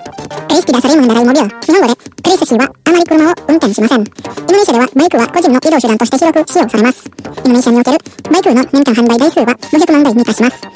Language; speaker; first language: Japanese; non-native, fluent; Indonesian